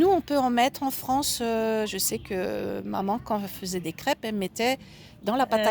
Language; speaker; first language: French; native; French